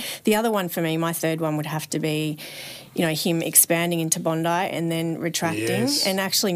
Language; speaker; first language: English; native; English